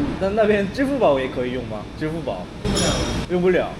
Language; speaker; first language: Chinese; non-native, learner; Korean